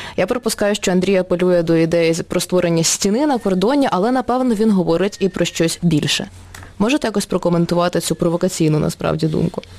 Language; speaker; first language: Ukrainian; native; Ukrainian